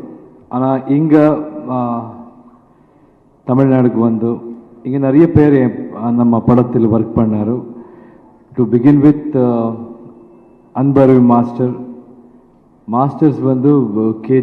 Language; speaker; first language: Tamil; non-native, learner; Kannada